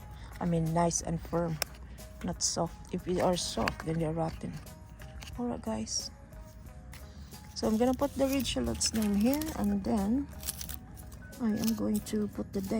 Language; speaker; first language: English; non-native, fluent; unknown